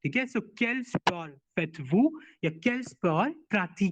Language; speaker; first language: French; non-native, fluent; Hindi